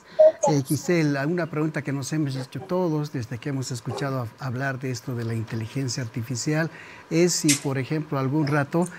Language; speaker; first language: Spanish; native; Spanish